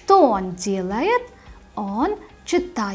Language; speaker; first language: Russian; non-native, fluent; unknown